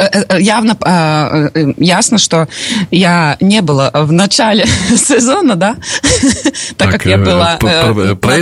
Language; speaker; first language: Russian; non-native, local second language; Latvian